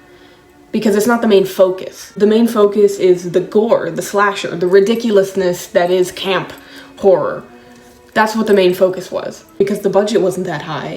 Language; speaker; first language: English; native; English